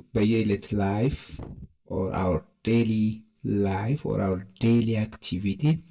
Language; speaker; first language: English; non-native, local second language; Amharic